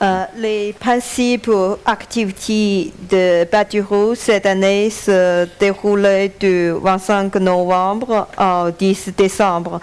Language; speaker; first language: French; non-native, learner; Chinese